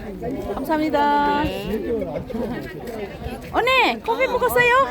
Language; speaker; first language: Korean; non-native, learner; Filipino